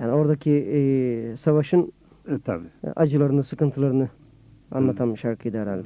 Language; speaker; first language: Turkish; native; Turkish